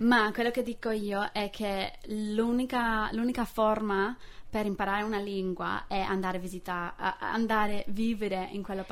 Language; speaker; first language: Italian; non-native, fluent; English